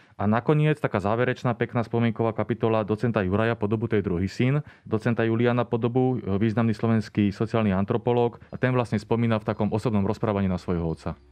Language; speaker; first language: Slovak; native; Slovak